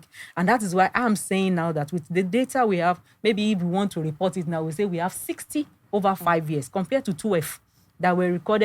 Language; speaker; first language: English; non-native, local second language; Yoruba